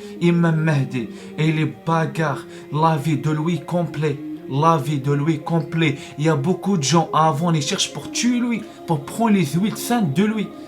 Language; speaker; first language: French; non-native, learner; Arabic